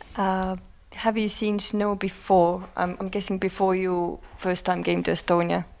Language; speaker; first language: English; non-native, fluent; Estonian